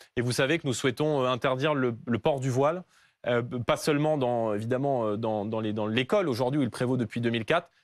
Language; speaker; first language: French; native; French